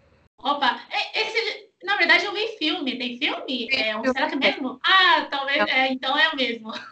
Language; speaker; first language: Portuguese; non-native, fluent; Chinese